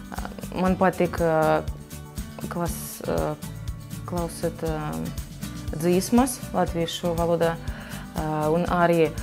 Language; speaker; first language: Latvian; non-native, learner; Russian